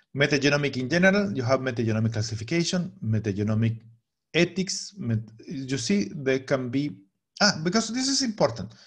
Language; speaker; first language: English; non-native, fluent; Spanish